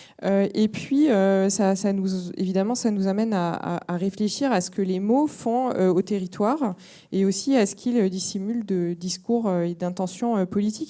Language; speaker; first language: French; native; French